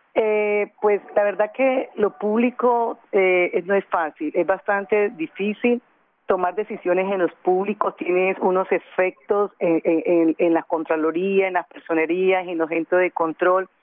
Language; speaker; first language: Spanish; native; Spanish